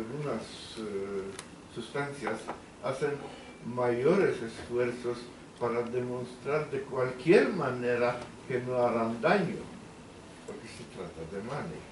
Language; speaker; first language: Spanish; non-native, fluent; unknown